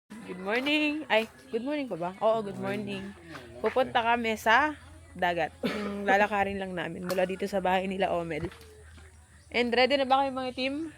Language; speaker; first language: Filipino; native; Filipino